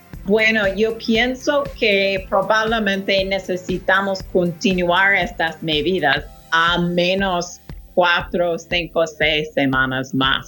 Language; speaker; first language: Spanish; non-native, fluent; English